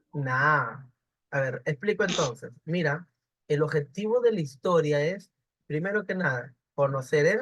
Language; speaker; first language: Spanish; native; Spanish